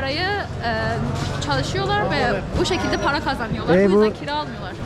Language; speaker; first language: Turkish; non-native, fluent; Persian